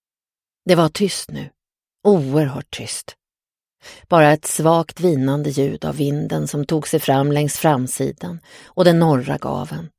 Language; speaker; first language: Swedish; native; Swedish